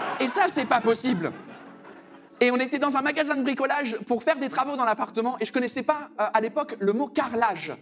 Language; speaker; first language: French; early bilingual, other home language; English